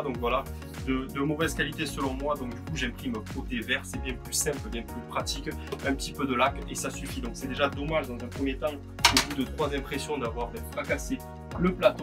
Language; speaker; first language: French; native; French